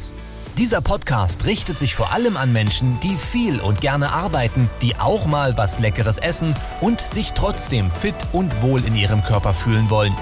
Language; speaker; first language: German; native; German